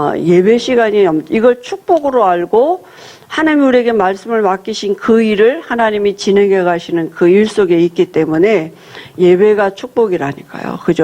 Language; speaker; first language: Korean; native; Korean